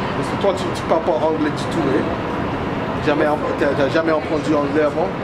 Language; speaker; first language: French; non-native, learner; English